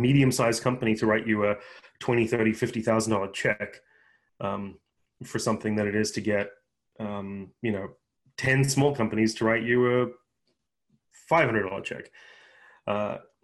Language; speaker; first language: English; native; English